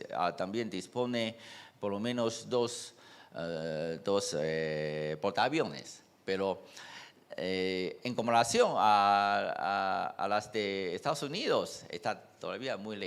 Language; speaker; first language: Spanish; non-native, fluent; Chinese